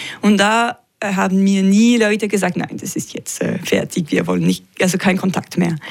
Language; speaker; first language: German; non-native, local second language; French